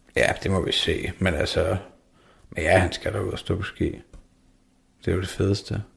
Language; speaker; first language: Danish; native; Danish